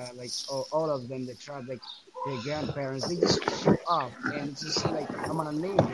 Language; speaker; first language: English; non-native, fluent; Persian